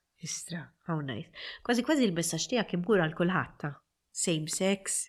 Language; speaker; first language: Maltese; native; Maltese